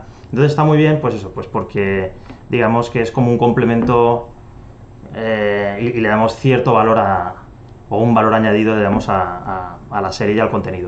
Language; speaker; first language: Spanish; native; Spanish